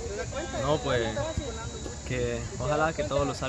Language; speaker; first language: Spanish; native; Spanish